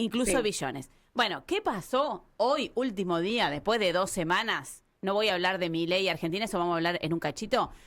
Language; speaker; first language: Spanish; native; Spanish